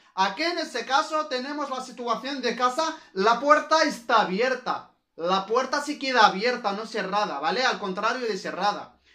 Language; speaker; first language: Spanish; non-native, fluent; Arabic